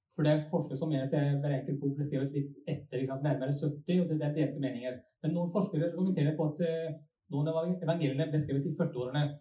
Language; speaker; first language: Norwegian; non-native, fluent; Spanish